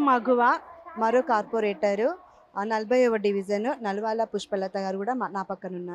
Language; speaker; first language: Telugu; native; Telugu